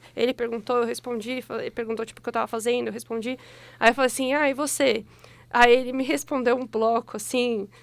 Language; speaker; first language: Portuguese; native; Portuguese